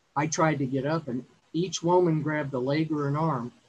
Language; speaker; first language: English; native; English